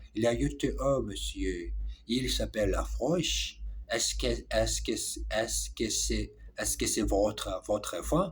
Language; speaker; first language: French; non-native, learner; English